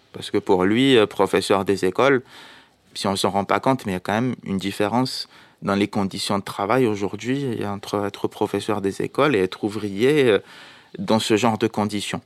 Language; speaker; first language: French; non-native, local second language; Arabic